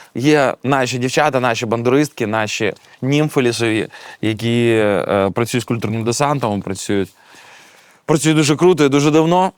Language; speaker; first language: Ukrainian; native; Ukrainian